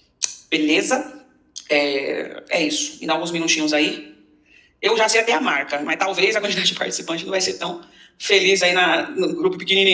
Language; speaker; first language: Portuguese; native; Portuguese